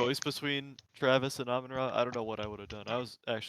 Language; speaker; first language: English; native; English